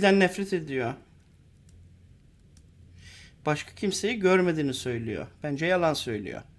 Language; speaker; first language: Turkish; native; Turkish